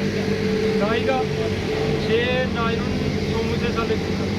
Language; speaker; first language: Korean; non-native, learner; Urdu